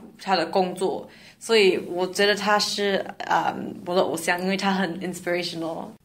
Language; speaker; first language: Chinese; non-native, learner; English